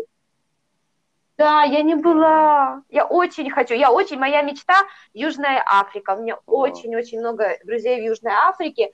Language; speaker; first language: Russian; native; Russian